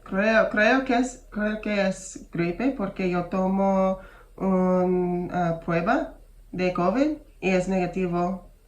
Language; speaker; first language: Spanish; non-native, learner; English